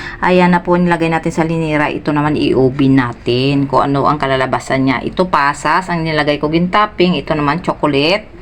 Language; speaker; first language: Filipino; non-native, local second language; Hiligaynon